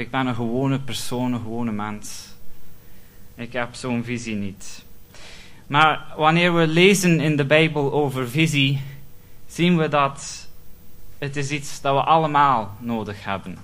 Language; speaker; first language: Dutch; non-native, fluent; English